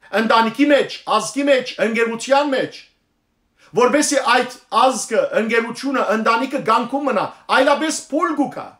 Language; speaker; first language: Armenian; early bilingual, heritage; Armenian